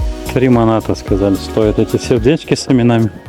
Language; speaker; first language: Russian; native; Russian